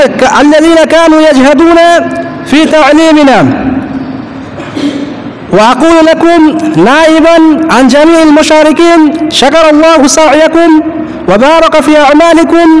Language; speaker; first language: Arabic; non-native, fluent; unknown